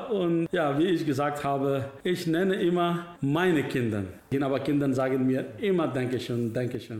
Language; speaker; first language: German; non-native, learner; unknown